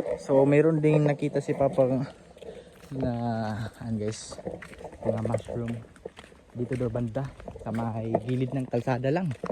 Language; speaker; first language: Filipino; non-native, local second language; Cebuano